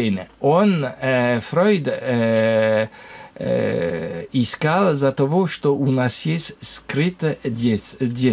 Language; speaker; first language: Russian; non-native, learner; French